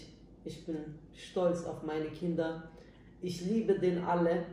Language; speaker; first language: German; non-native, learner; Turkish